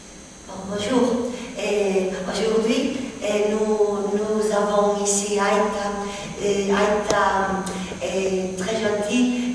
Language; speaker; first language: French; non-native, fluent; Spanish